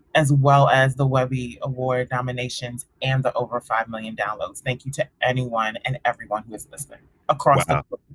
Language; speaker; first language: English; early bilingual, other home language; Akan